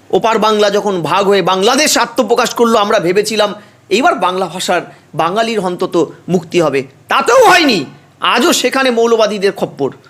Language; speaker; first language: Bangla; native; Bangla